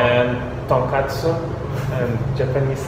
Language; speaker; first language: English; non-native, fluent; Lithuanian